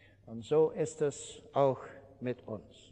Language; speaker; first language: German; non-native, fluent; English